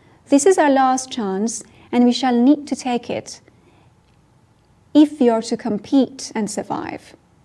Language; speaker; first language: English; non-native, fluent; Persian